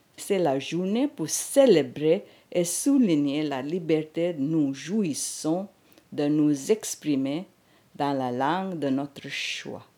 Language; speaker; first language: French; non-native, fluent; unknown